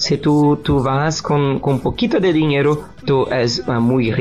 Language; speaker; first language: Spanish; non-native, learner; Portuguese